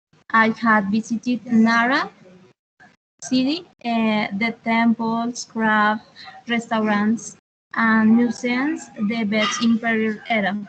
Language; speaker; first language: English; non-native, learner; Spanish